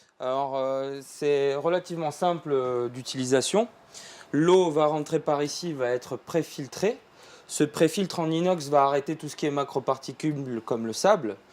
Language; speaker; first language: French; early bilingual, other home language; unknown